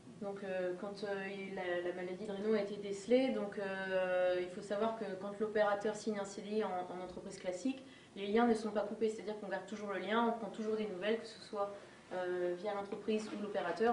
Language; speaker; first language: French; native; French